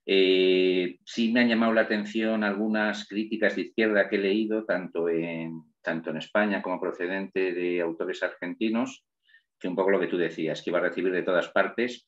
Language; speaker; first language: Spanish; native; Spanish